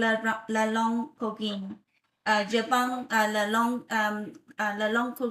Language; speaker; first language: French; non-native, learner; Vietnamese